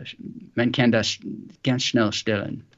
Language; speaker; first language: German; non-native, learner; English